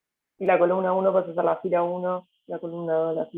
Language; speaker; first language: Spanish; native; Spanish